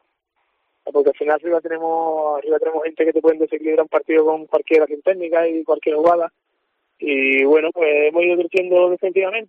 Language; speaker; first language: Spanish; native; Spanish